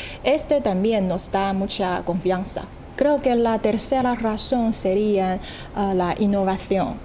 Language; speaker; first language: Spanish; non-native, fluent; Chinese